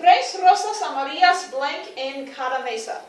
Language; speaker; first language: Spanish; non-native, fluent; English